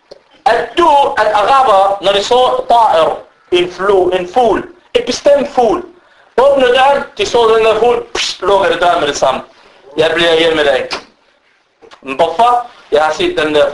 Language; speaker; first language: Danish; non-native, fluent; Arabic